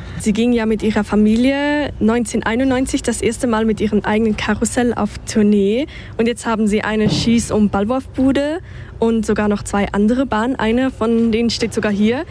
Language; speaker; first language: German; native; German